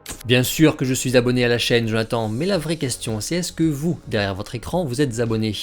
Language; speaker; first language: French; native; French